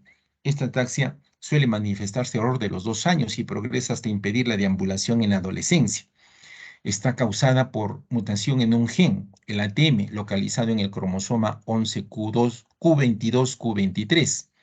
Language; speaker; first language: Spanish; native; Spanish